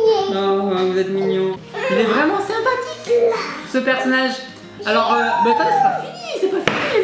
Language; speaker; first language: French; native; French